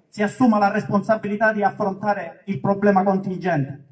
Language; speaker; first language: Italian; native; Italian